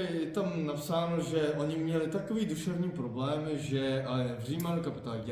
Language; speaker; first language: Czech; non-native, fluent; Korean